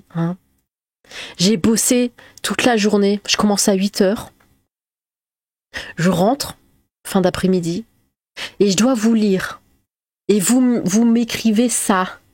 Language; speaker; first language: French; native; French